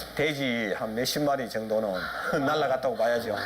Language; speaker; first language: Korean; native; Korean